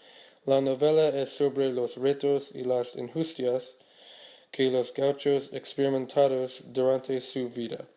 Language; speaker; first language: Spanish; non-native, learner; English